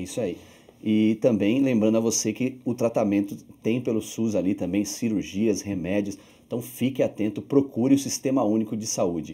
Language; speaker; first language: Portuguese; native; Portuguese